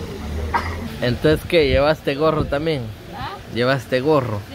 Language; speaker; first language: Spanish; native; Spanish